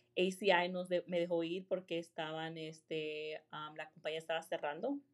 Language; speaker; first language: Spanish; early bilingual, heritage; Spanish